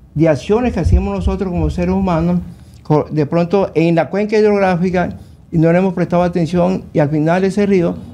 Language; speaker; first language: Spanish; native; Spanish